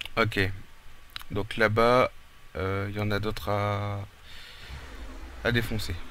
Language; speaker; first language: French; native; French